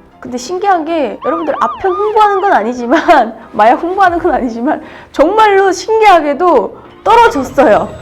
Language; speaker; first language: Korean; native; Korean